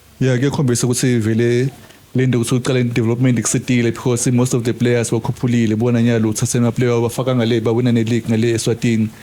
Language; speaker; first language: Zulu; non-native, local second language; Swati